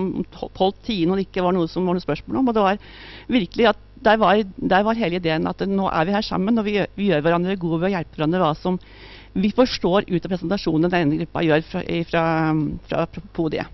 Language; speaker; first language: Norwegian; native; Norwegian